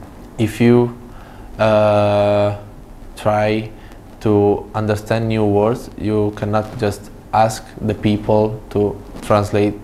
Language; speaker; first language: English; non-native, fluent; Italian